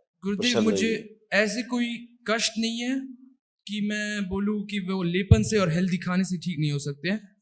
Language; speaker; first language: Hindi; early bilingual, heritage; Hindi